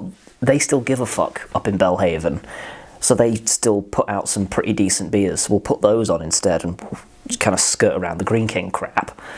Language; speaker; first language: English; native; English